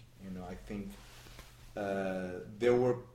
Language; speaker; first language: English; non-native, fluent; Portuguese